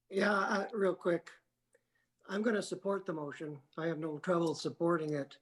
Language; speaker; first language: English; native; English